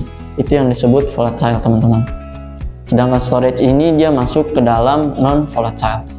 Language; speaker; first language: Indonesian; native; Indonesian